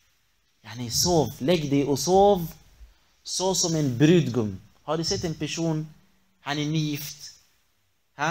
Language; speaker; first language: Swedish; non-native, fluent; Arabic